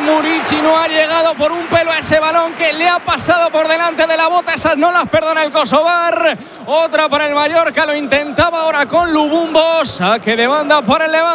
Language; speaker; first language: Spanish; native; Spanish